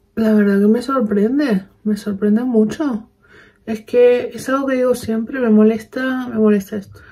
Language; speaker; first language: Spanish; native; Spanish